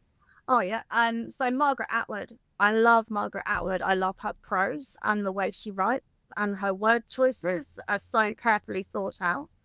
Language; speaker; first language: English; native; English